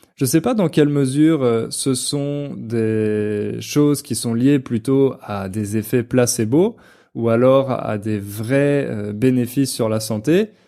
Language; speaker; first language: French; native; French